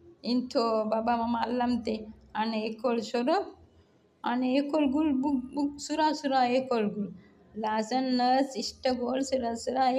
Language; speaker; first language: Arabic; non-native, learner; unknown